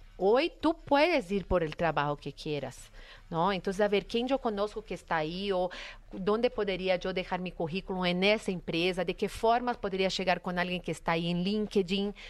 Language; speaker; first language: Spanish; non-native, fluent; Portuguese